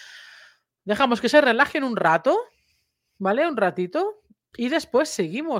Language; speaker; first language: Spanish; native; Spanish